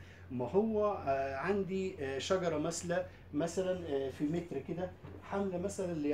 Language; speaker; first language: Arabic; native; Arabic